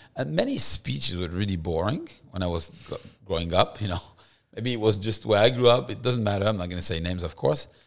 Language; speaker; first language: English; non-native, fluent; French